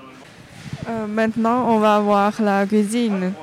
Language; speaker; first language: French; non-native, learner; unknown